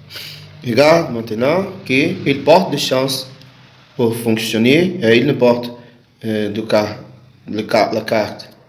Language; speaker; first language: French; non-native, learner; Portuguese